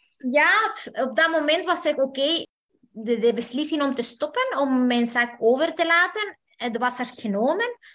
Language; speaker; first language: Dutch; non-native, fluent; Spanish